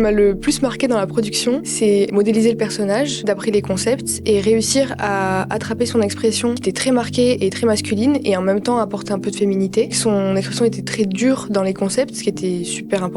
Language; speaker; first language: French; native; French